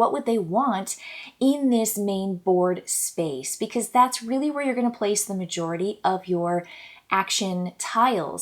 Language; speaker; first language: English; native; English